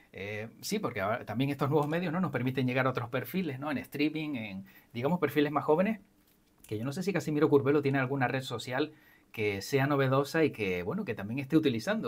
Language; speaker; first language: Spanish; native; Spanish